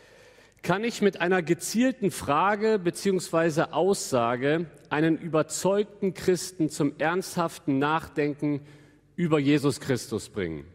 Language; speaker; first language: German; native; German